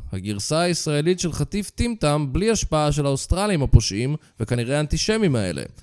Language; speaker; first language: Hebrew; native; Hebrew